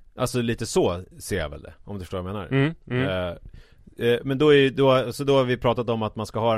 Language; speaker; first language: Swedish; native; Swedish